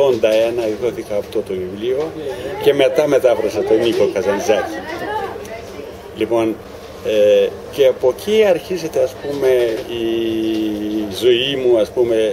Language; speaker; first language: Greek; non-native, learner; Ukrainian